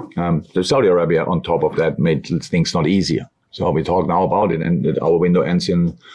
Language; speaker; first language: English; non-native, fluent; German